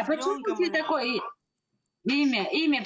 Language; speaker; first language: Russian; non-native, learner; Uzbek